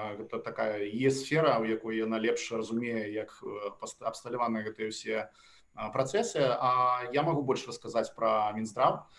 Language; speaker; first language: Belarusian; non-native, local second language; Russian